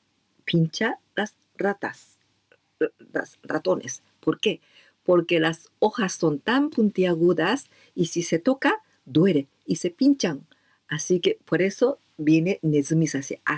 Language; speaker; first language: Spanish; non-native, learner; Japanese